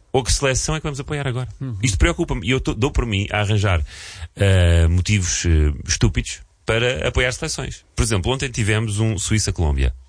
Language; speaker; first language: Portuguese; native; Portuguese